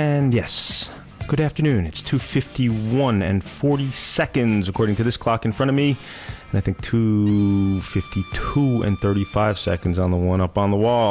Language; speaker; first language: English; native; English